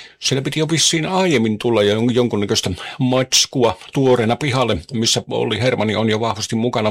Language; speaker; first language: Finnish; native; Finnish